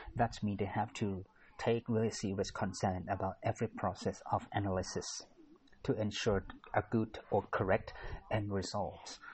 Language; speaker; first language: English; non-native, fluent; Thai